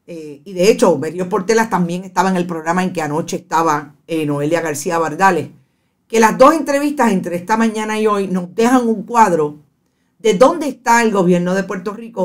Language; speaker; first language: Spanish; native; Spanish